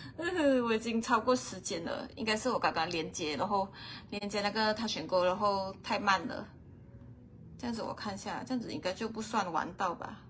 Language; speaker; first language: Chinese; native; Chinese